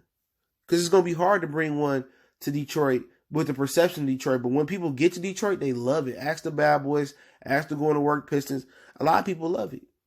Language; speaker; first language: English; native; English